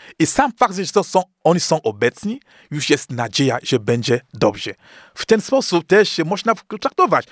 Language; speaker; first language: Polish; non-native, fluent; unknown